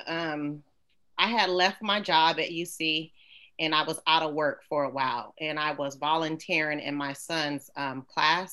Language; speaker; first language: English; native; English